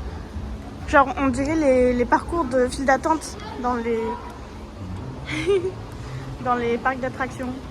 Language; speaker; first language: French; native; French